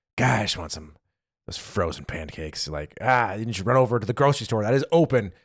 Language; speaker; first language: English; native; English